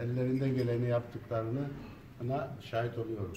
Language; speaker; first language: Turkish; native; Turkish